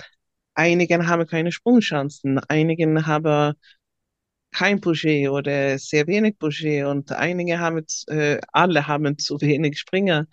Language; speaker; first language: German; non-native, fluent; Swedish